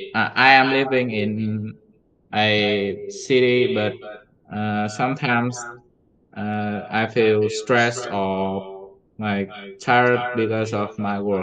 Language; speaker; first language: English; non-native, learner; Vietnamese